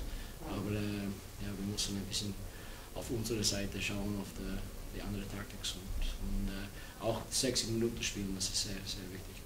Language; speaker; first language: German; non-native, fluent; English